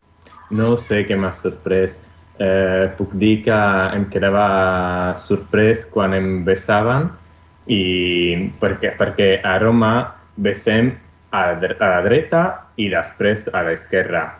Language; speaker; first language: Catalan; non-native, learner; Italian